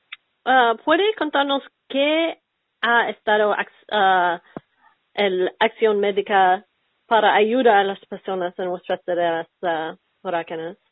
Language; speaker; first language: Spanish; non-native, learner; English